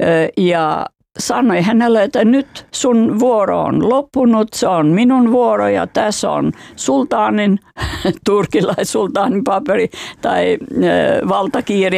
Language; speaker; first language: Finnish; non-native, fluent; Albanian